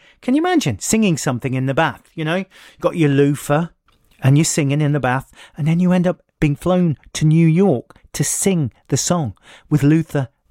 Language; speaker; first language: English; native; English